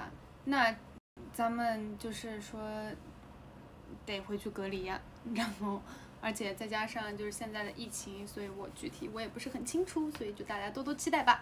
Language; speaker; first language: Chinese; native; Chinese